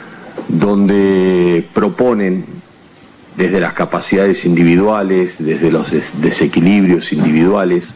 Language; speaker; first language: Spanish; native; Spanish